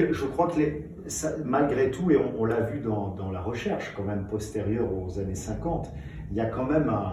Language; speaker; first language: French; native; French